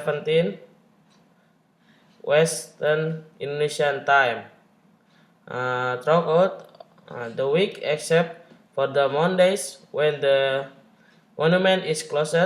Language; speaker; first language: English; non-native, learner; Indonesian